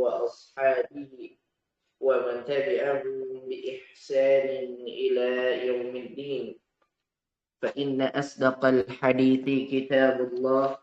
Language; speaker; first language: Arabic; non-native, fluent; Indonesian